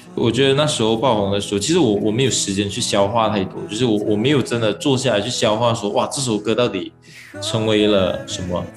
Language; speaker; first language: Chinese; non-native, local second language; Malay